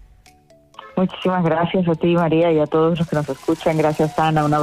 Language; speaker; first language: Spanish; native; Spanish